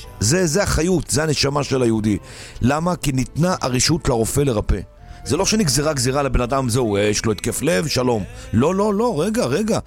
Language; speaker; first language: Hebrew; native; Hebrew